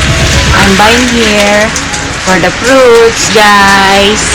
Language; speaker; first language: English; non-native, local second language; Filipino